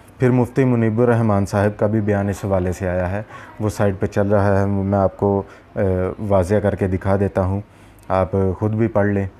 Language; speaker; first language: Urdu; non-native, local second language; Punjabi